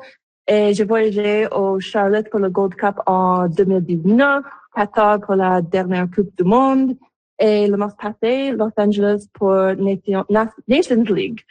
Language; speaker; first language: French; non-native, local second language; English